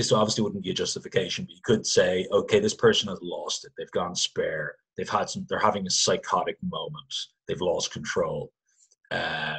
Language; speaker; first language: English; native; English